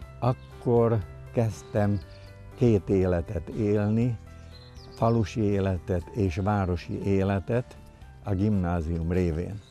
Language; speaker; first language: Hungarian; native; Hungarian